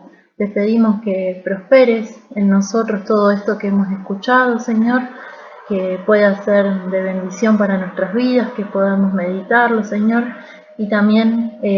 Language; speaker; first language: Spanish; native; Spanish